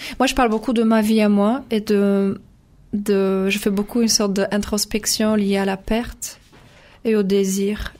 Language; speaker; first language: French; non-native, fluent; Polish